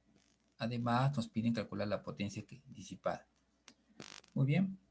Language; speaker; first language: Spanish; native; Spanish